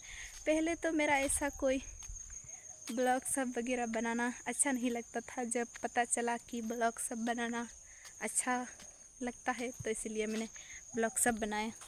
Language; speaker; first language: Hindi; non-native, local second language; Santali